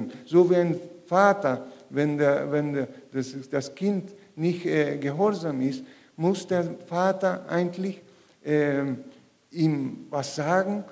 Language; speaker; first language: German; non-native, learner; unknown